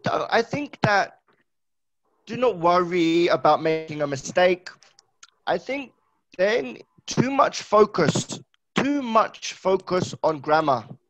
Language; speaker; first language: English; native; English